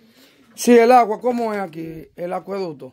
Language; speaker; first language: Spanish; native; Spanish